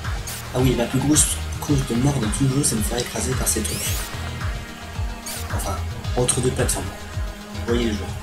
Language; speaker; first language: French; native; French